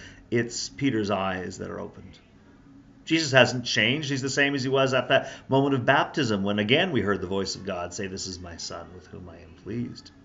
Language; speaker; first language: English; native; English